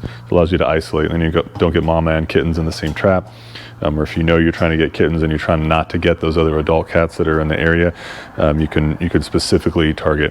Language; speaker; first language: English; native; English